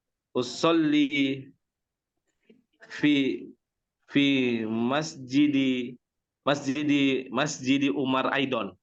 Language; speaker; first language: Arabic; non-native, learner; Indonesian